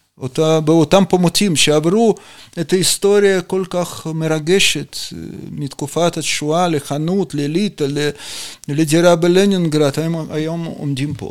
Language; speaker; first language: Hebrew; non-native, fluent; Russian